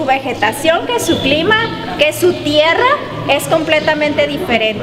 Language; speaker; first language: Spanish; native; Spanish